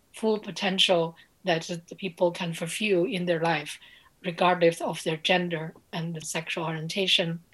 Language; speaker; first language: English; non-native, fluent; Chinese